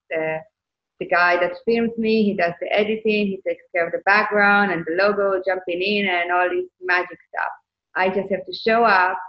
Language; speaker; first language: English; non-native, fluent; Hebrew